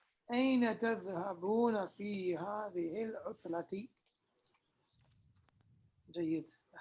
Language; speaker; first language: Arabic; non-native, fluent; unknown